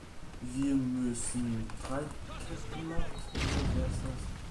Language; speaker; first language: German; non-native, learner; Portuguese